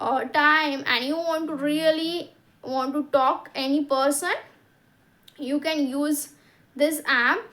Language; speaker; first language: English; non-native, learner; Hindi